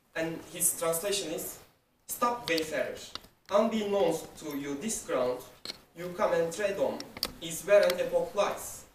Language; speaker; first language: English; non-native, fluent; Turkish